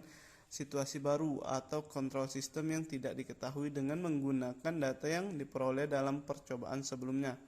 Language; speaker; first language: Indonesian; native; Indonesian